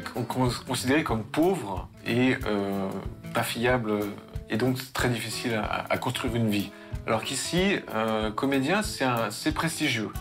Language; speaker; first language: French; native; French